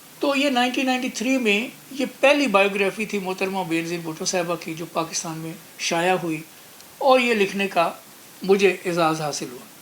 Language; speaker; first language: Urdu; non-native, local second language; Punjabi